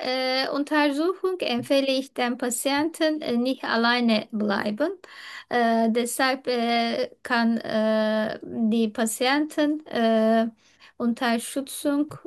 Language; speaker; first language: German; non-native, learner; Turkish